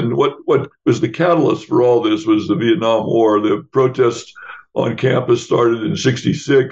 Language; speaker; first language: English; native; English